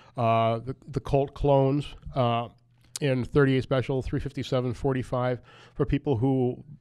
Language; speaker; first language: English; native; English